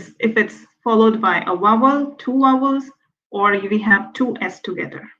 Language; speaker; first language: English; non-native, fluent; French